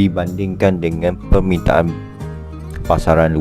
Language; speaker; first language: Malay; native; Malay